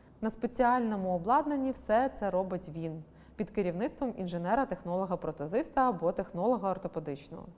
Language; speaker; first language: Ukrainian; native; Ukrainian